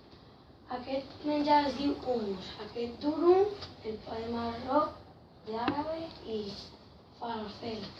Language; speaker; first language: Catalan; non-native, local second language; Spanish